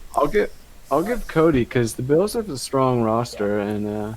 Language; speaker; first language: English; native; English